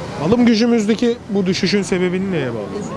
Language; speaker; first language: Turkish; native; Turkish